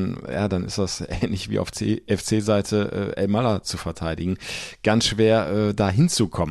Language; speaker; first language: German; native; German